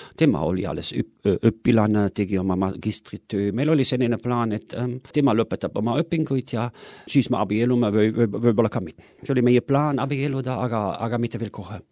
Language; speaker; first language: Estonian; non-native, fluent; German